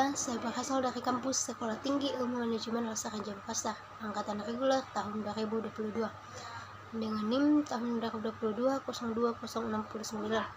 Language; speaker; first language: Indonesian; native; Indonesian